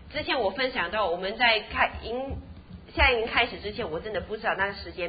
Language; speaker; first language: Chinese; native; Chinese